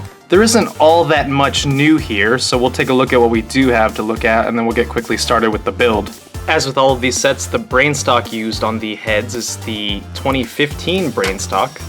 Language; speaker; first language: English; native; English